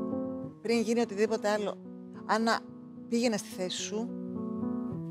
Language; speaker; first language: Greek; native; Greek